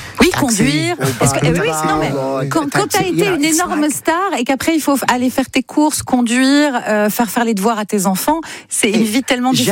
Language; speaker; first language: French; native; French